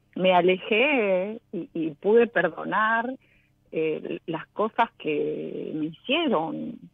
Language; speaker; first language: Spanish; native; Spanish